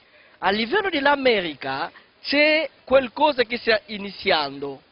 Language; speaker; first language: Italian; non-native, fluent; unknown